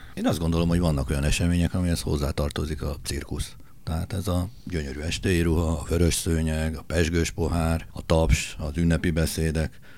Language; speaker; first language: Hungarian; native; Hungarian